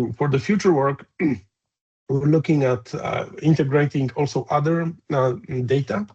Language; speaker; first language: English; non-native, fluent; Polish